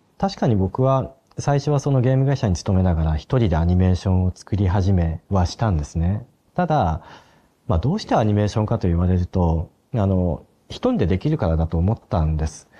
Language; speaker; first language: Japanese; native; Japanese